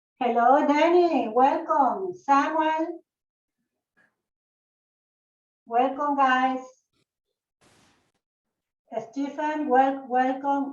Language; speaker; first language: English; non-native, learner; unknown